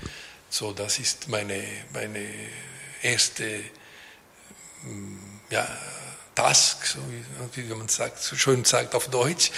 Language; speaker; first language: German; non-native, local second language; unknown